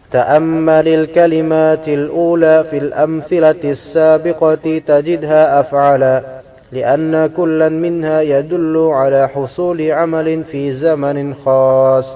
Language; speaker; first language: Arabic; non-native, fluent; Indonesian